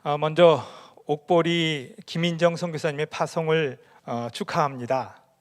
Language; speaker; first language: Korean; native; Korean